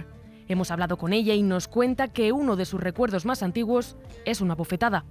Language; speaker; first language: Spanish; native; Spanish